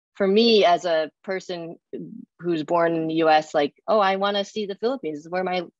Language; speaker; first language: English; native; English